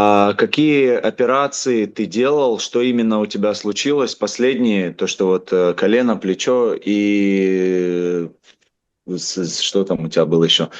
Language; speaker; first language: Russian; native; Russian